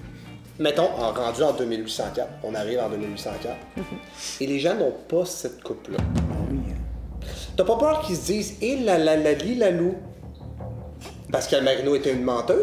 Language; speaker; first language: French; native; French